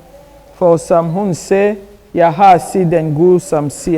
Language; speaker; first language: Danish; non-native, learner; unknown